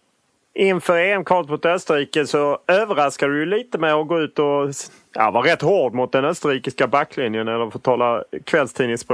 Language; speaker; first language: Swedish; native; Swedish